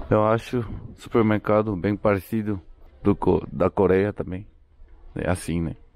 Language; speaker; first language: Portuguese; non-native, learner; Korean